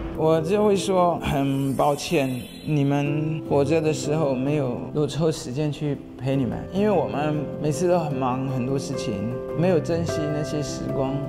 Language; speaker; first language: Chinese; non-native, fluent; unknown